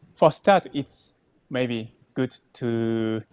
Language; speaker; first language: English; non-native, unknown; Japanese